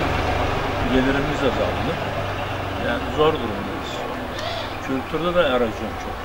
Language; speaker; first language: Turkish; native; Turkish